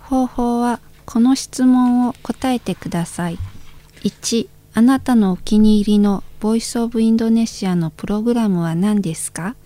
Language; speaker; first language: Japanese; non-native, fluent; Indonesian